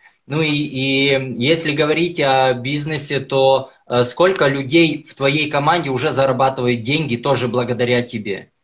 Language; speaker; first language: Russian; native; Russian